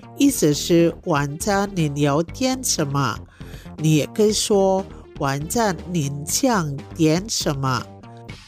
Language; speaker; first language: Chinese; non-native, fluent; Indonesian